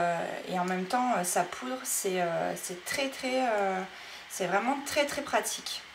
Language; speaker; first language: French; native; French